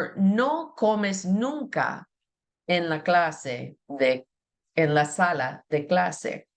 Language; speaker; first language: Spanish; non-native, fluent; English